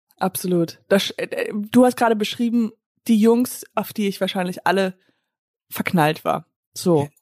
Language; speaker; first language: German; early bilingual, other home language; English